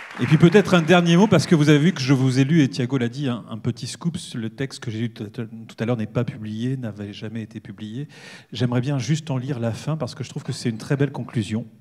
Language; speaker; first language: French; native; French